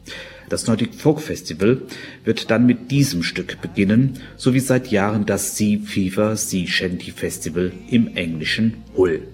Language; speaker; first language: German; native; German